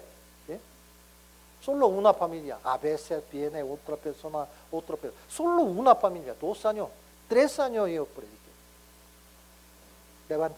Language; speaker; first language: Spanish; non-native, learner; Korean